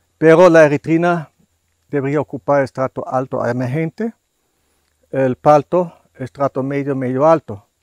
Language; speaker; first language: Spanish; non-native, fluent; German